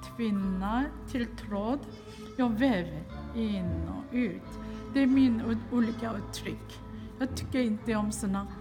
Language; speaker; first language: Swedish; non-native, fluent; Korean